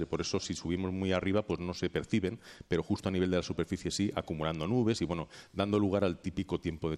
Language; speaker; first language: Spanish; native; Spanish